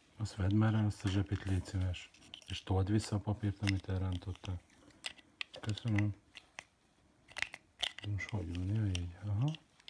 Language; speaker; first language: Hungarian; native; Hungarian